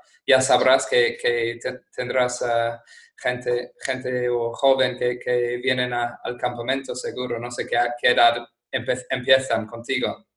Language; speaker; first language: Spanish; non-native, fluent; English